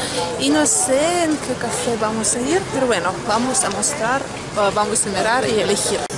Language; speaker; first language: Spanish; non-native, learner; Russian